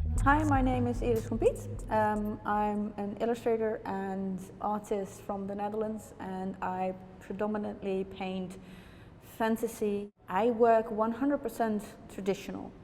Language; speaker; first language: English; non-native, fluent; Dutch